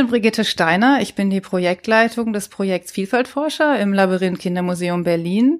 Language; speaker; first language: German; native; German